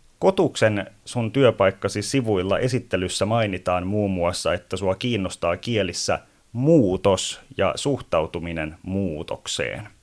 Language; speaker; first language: Finnish; native; Finnish